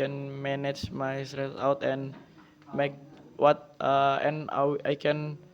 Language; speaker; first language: English; non-native, learner; Indonesian